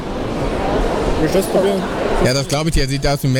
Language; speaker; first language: German; native; German